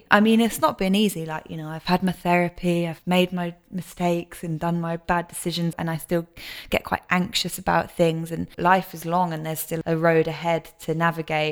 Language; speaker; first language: English; native; English